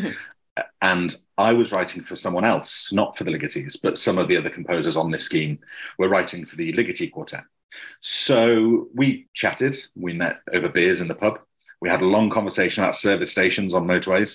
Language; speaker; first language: English; native; English